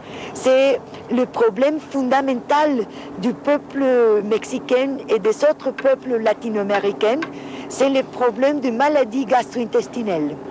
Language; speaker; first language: French; non-native, fluent; Spanish